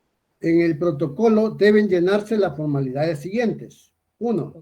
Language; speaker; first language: Spanish; native; Spanish